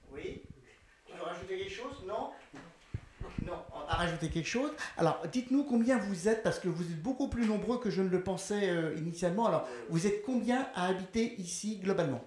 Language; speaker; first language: French; native; French